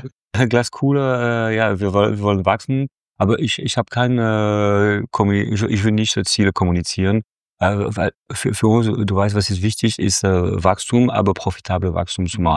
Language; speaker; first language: German; non-native, fluent; French